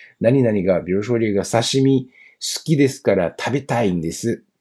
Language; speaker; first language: Japanese; non-native, fluent; Chinese